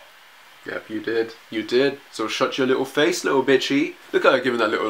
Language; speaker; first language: English; native; English